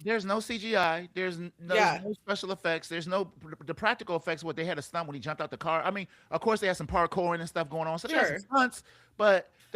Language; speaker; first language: English; native; English